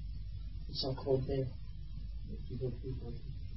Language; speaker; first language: French; non-native, learner; Vietnamese